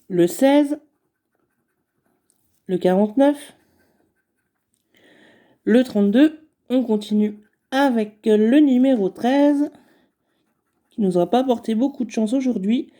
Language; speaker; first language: French; native; French